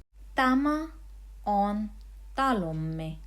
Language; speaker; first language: Finnish; non-native, learner; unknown